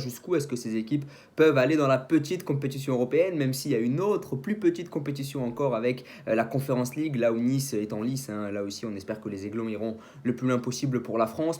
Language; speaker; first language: French; native; French